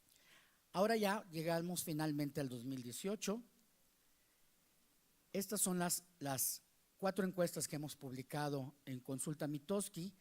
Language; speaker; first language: Spanish; native; Spanish